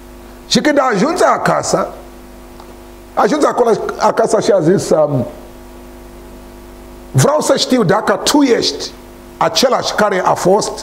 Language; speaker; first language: Romanian; non-native, learner; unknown